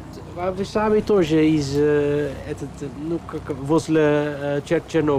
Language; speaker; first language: Russian; non-native, fluent; Dutch